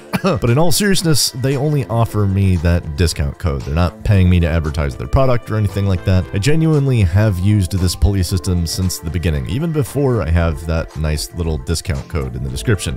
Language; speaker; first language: English; native; English